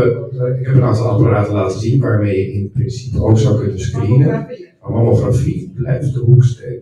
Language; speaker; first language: Dutch; native; Dutch